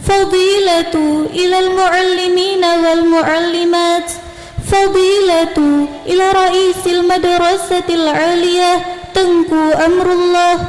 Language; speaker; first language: Arabic; non-native, learner; Indonesian